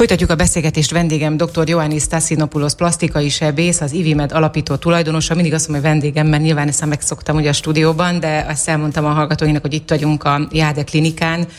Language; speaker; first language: Hungarian; native; Hungarian